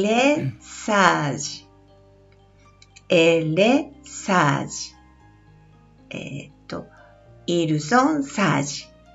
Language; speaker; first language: French; non-native, learner; Japanese